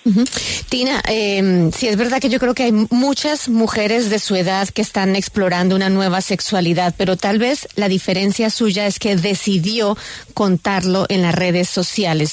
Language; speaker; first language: Spanish; native; Spanish